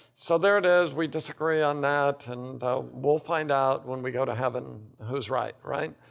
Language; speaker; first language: English; native; English